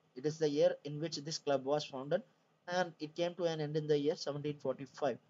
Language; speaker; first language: English; non-native, local second language; Tamil